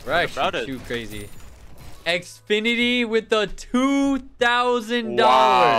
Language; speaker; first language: English; native; English